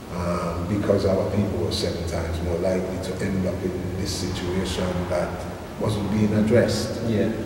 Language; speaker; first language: English; native; English